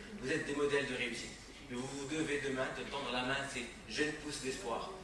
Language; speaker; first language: French; non-native, local second language; Arabic